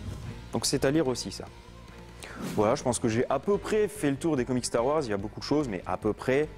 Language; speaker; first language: French; native; French